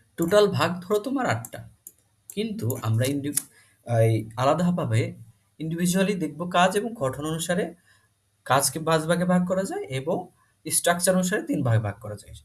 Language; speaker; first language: Bangla; native; Bangla